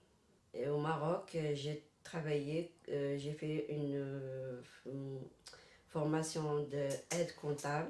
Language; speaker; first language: French; non-native, local second language; Arabic